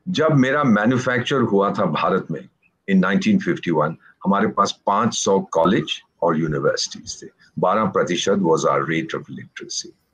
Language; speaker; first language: Hindi; native; Hindi